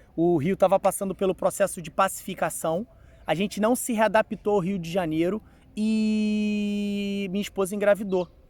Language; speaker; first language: Portuguese; native; Portuguese